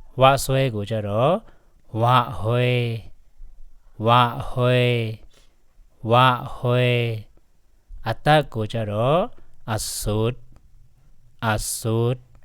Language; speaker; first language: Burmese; non-native, local second language; Pa'o Karen